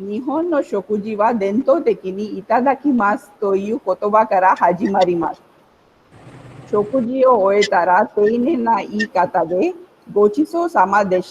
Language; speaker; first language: Japanese; non-native, fluent; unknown